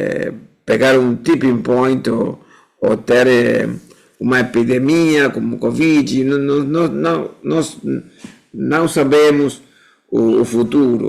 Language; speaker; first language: Portuguese; non-native, fluent; Spanish